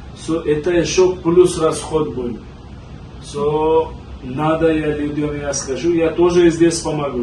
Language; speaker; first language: Russian; non-native, learner; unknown